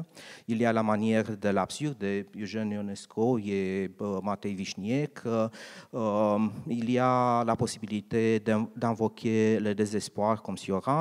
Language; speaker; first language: French; non-native, learner; Romanian